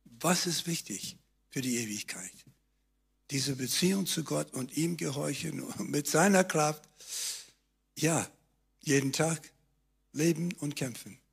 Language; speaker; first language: German; native; German